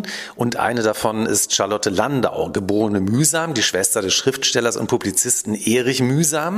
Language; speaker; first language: German; native; German